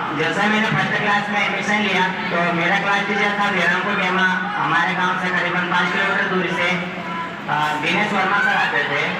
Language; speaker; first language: Hindi; non-native, local second language; Bhili